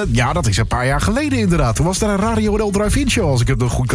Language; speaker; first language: Dutch; native; Dutch